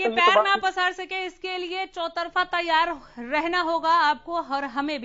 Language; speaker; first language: Hindi; native; Hindi